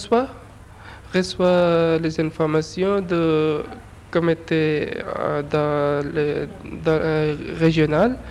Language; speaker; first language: French; non-native, learner; Urdu